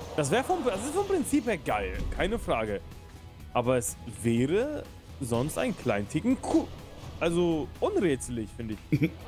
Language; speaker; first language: German; native; German